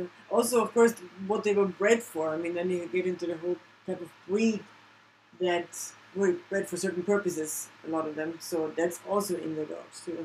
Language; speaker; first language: English; non-native, fluent; German